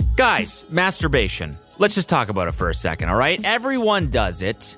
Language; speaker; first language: English; native; English